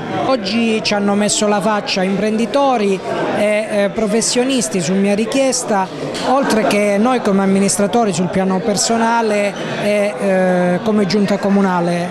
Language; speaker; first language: Italian; native; Italian